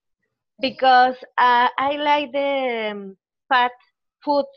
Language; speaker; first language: English; non-native, learner; Spanish